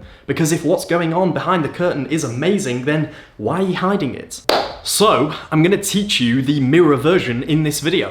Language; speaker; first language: English; native; English